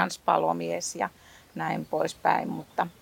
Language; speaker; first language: Finnish; native; Finnish